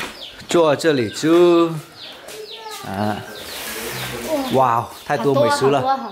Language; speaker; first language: Chinese; non-native, fluent; Vietnamese